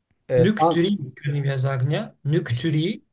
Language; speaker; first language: German; non-native, learner; Turkish